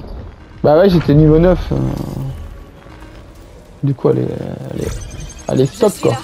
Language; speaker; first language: French; native; French